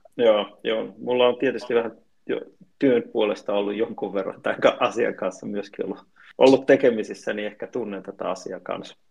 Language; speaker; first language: Finnish; native; Finnish